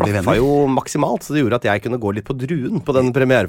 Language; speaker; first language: Norwegian; native; Norwegian